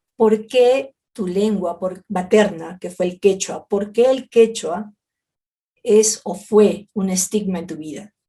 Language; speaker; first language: Spanish; native; Spanish